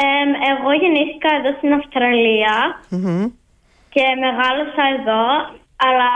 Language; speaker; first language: Greek; early bilingual, heritage; Greek